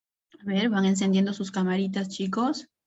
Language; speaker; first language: Spanish; native; Spanish